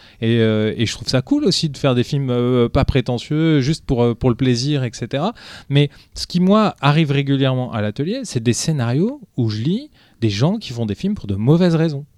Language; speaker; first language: French; early bilingual, other home language; Portuguese